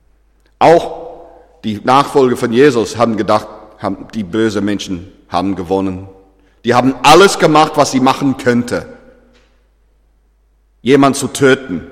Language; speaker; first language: German; non-native, fluent; English